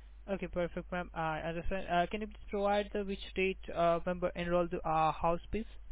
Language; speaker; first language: English; non-native, local second language; Gujarati